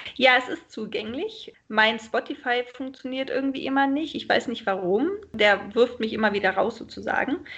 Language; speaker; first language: German; native; German